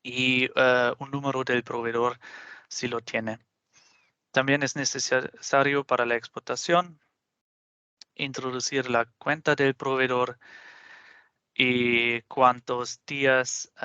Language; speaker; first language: Spanish; non-native, fluent; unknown